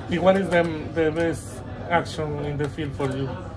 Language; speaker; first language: English; non-native, learner; Spanish